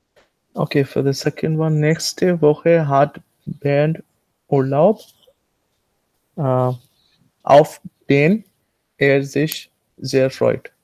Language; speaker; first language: German; non-native, learner; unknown